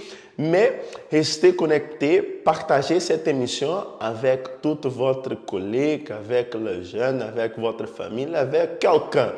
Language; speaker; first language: French; non-native, fluent; Portuguese